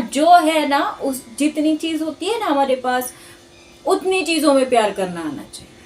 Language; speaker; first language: Hindi; non-native, local second language; Marathi